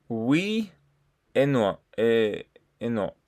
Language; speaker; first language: French; non-native, learner; Russian